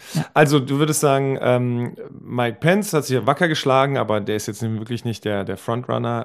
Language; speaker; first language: German; native; German